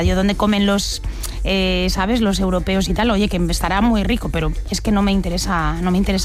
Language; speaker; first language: Spanish; native; Spanish